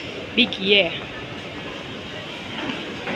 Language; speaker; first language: English; non-native, learner; Indonesian